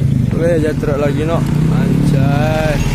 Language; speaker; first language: Indonesian; native; Indonesian